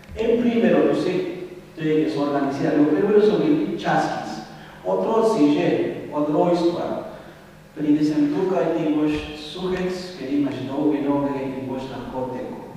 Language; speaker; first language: Slovenian; non-native, fluent; Spanish